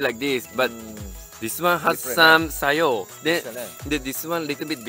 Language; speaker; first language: English; non-native, learner; Japanese